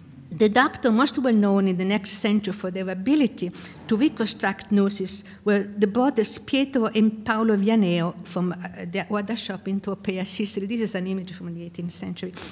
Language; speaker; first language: English; non-native, fluent; Italian